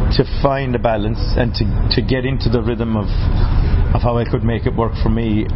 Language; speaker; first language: English; native; English